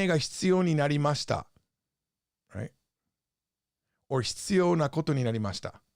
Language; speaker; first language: Japanese; non-native, fluent; English